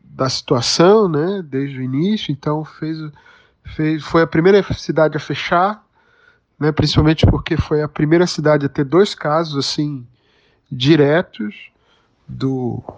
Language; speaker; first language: Portuguese; native; Portuguese